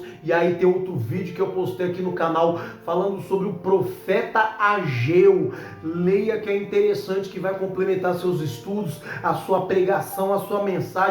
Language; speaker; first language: Portuguese; native; Portuguese